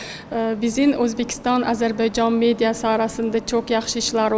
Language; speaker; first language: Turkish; non-native, learner; Uzbek